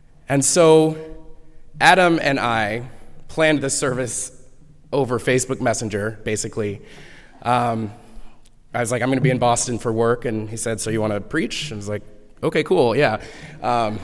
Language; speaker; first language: English; native; English